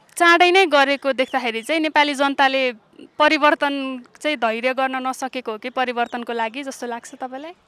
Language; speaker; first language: Nepali; native; Nepali